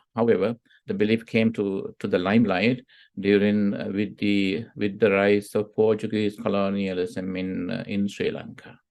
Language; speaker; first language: English; non-native, local second language; Sinhala